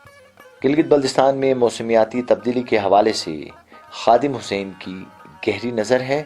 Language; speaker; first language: Urdu; native; Urdu